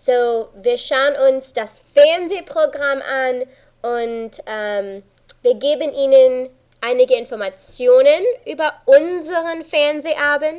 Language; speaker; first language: German; non-native, fluent; English